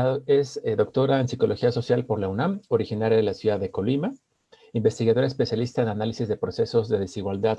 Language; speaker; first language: Spanish; native; Spanish